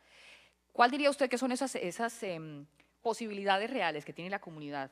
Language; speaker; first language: Spanish; native; Spanish